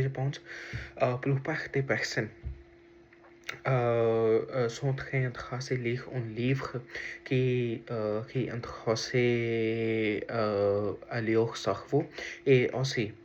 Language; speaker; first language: French; non-native, learner; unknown